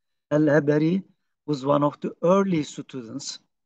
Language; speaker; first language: English; non-native, fluent; Turkish